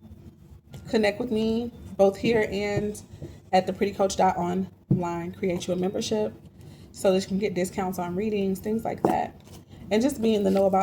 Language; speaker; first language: English; native; English